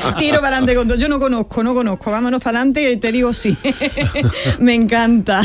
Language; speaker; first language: Spanish; native; Spanish